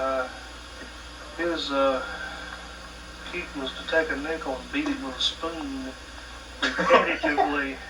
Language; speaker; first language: English; native; English